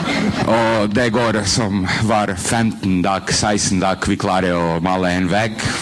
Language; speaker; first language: Norwegian; non-native, fluent; Croatian